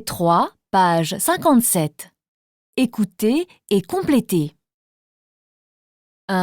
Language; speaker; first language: French; native; French